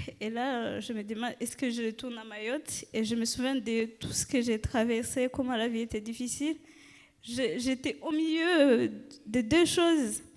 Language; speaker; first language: French; non-native, fluent; Kinyarwanda